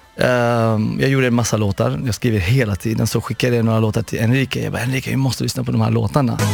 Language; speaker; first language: Swedish; non-native, fluent; Arabic